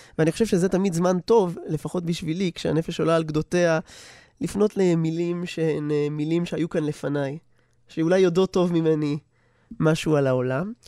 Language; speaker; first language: Hebrew; native; Hebrew